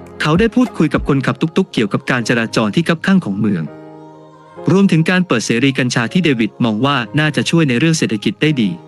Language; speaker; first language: Thai; native; Thai